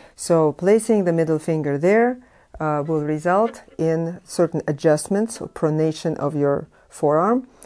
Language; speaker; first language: English; non-native, fluent; Russian